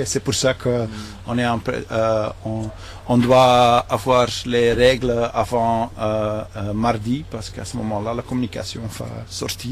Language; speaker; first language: French; non-native, local second language; Dutch